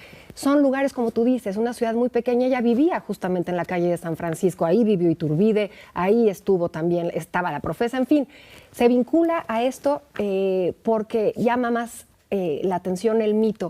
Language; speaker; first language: Spanish; native; Spanish